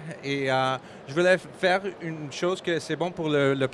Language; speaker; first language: French; non-native, learner; English